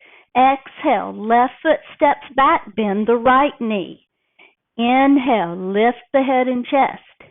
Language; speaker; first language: English; native; English